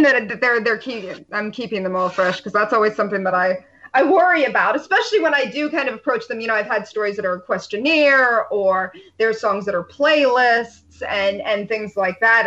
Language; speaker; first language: English; native; English